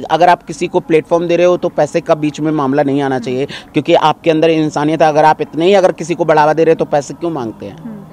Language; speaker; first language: Hindi; native; Hindi